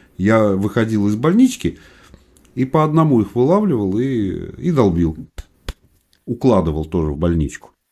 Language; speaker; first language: Russian; non-native, local second language; Uzbek